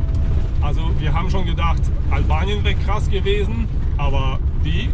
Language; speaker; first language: German; native; German